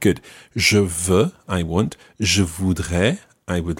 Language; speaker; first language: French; non-native, fluent; English